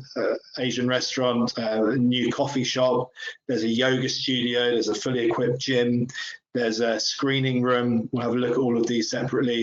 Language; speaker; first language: English; native; English